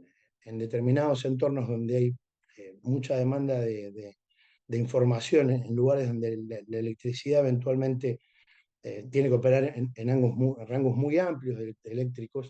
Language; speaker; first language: Spanish; native; Spanish